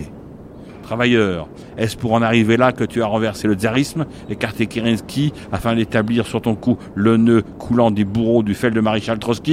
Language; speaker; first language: French; native; French